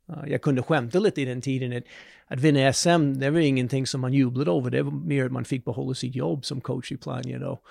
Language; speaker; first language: Swedish; non-native, fluent; English